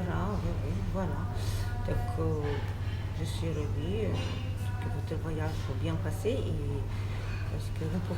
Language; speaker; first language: French; non-native, learner; Russian